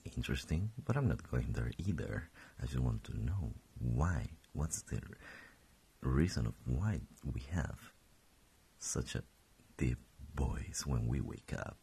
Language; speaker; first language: English; non-native, fluent; Spanish